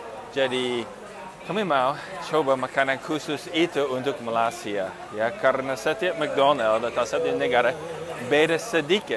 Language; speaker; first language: Indonesian; non-native, fluent; English